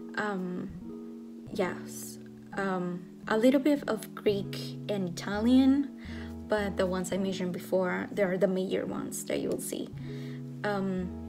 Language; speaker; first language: English; non-native, fluent; Spanish